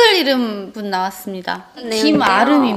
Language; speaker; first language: Korean; native; Korean